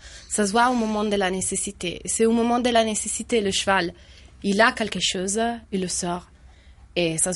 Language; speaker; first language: French; non-native, fluent; Italian